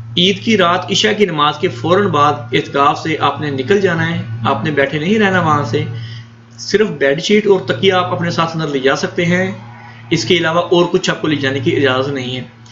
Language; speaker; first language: Hindi; non-native, local second language; Punjabi